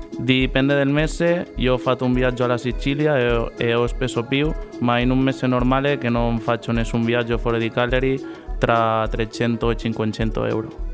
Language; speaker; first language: Italian; non-native, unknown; Catalan